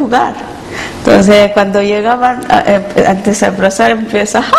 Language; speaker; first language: Spanish; non-native, learner; Korean